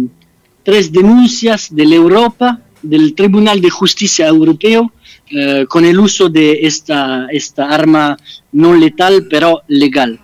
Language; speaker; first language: Spanish; non-native, fluent; French